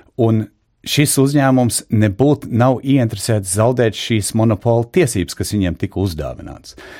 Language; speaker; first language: Latvian; early bilingual, heritage; Latvian